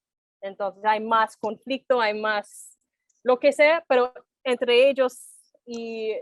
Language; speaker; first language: Spanish; non-native, fluent; English